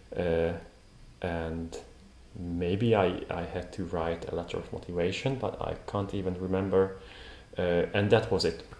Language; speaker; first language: English; non-native, fluent; Hungarian